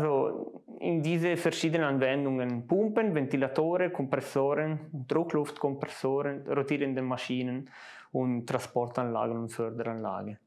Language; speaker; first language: German; non-native, local second language; Italian